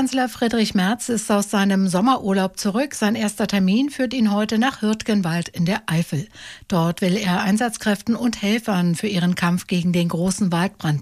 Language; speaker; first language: German; native; German